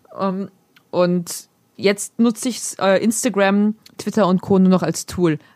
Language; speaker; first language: German; early bilingual, other home language; Polish